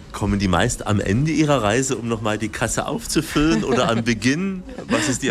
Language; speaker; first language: German; native; German